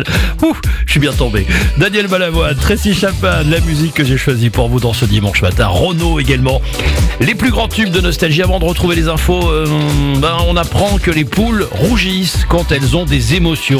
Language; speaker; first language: French; native; French